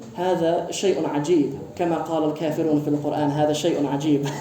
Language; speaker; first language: Arabic; non-native, fluent; English